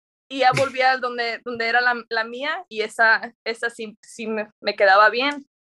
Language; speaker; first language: Spanish; early bilingual, other home language; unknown